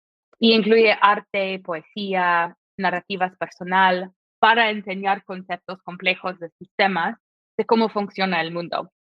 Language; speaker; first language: Spanish; non-native, fluent; English